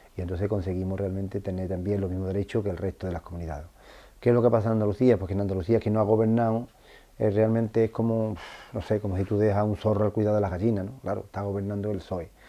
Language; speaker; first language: Spanish; native; Spanish